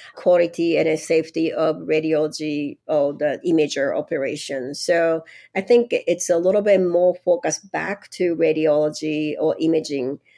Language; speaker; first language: English; non-native, fluent; Japanese